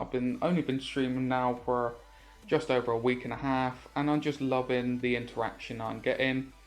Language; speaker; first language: English; native; English